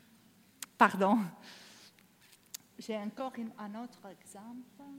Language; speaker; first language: French; non-native, learner; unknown